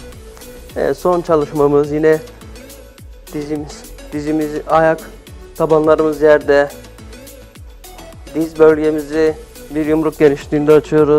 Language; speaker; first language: Turkish; native; Turkish